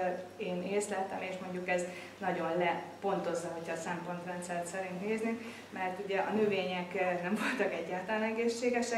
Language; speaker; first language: Hungarian; native; Hungarian